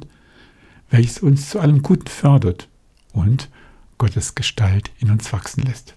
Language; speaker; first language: German; native; German